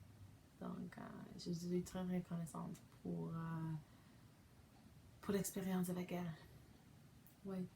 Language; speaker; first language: French; non-native, learner; English